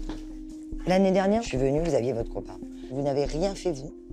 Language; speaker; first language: French; native; French